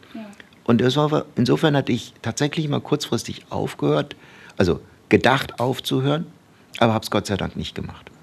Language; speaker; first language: German; early bilingual, other home language; Turkish